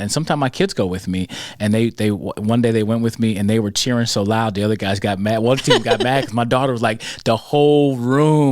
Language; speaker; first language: English; native; English